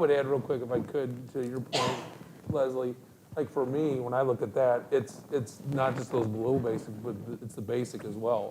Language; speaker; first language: English; native; English